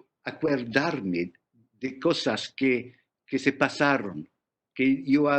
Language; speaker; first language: Spanish; non-native, fluent; English